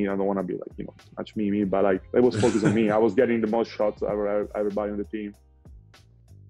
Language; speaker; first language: English; non-native, fluent; Italian